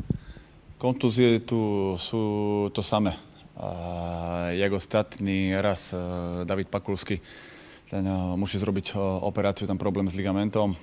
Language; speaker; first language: Polish; non-native, learner; Slovak